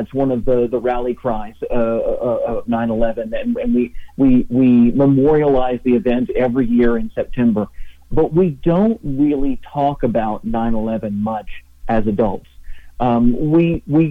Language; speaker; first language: English; native; English